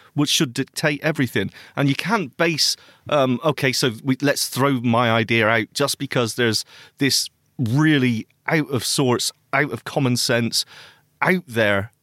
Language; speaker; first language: English; native; English